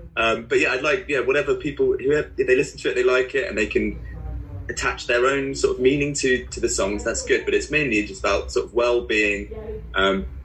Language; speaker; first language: English; native; English